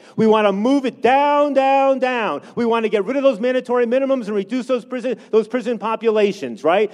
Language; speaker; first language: English; native; English